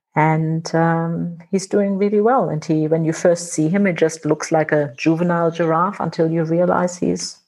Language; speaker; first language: English; non-native, fluent; German